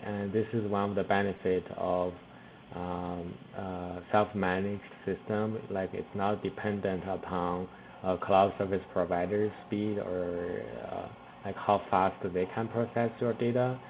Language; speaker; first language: English; non-native, fluent; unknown